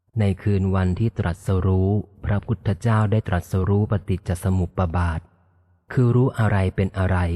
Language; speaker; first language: Thai; native; Thai